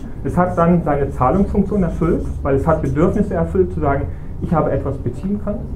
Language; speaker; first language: German; native; German